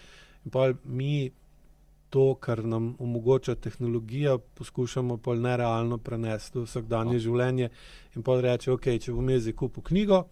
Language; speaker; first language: Slovenian; native; Slovenian